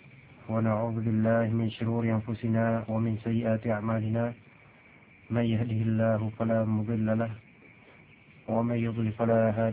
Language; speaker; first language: Arabic; non-native, fluent; Indonesian